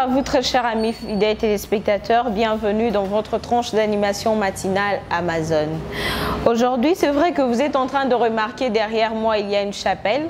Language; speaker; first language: French; non-native, local second language; Lingala